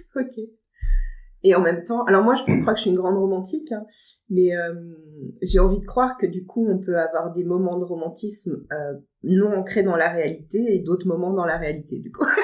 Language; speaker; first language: French; native; French